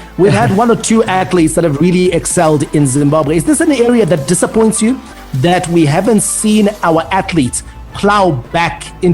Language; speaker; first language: English; native; English